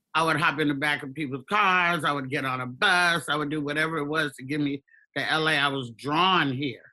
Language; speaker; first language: English; native; English